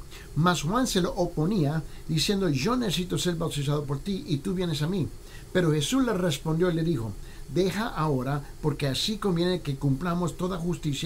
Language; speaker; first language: Spanish; early bilingual, heritage; Spanish